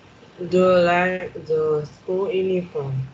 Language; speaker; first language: English; non-native, learner; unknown